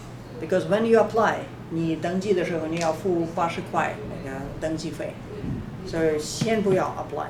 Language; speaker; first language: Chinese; non-native, fluent; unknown